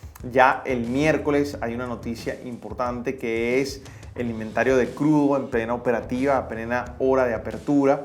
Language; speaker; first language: Spanish; native; Spanish